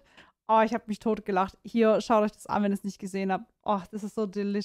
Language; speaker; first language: German; native; German